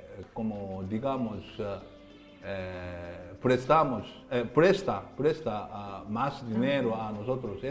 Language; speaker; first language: Spanish; non-native, learner; Korean